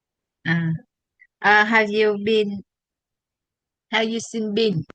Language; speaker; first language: English; non-native, learner; Vietnamese